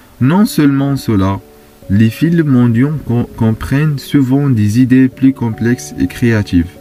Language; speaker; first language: French; non-native, fluent; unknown